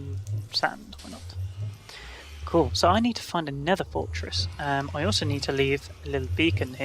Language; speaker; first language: English; native; English